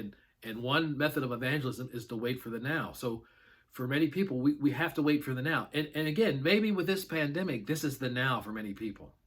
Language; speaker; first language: English; native; English